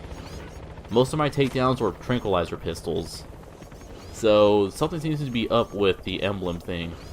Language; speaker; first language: English; native; English